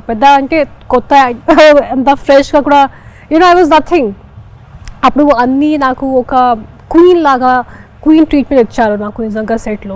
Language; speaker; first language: Telugu; non-native, fluent; Hindi